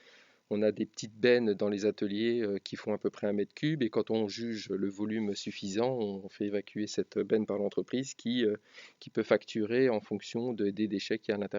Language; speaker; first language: French; native; French